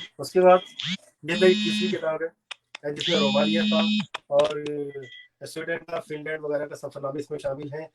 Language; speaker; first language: Urdu; native; Urdu